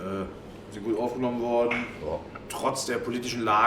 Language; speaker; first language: German; native; German